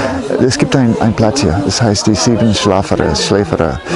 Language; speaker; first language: German; non-native, fluent; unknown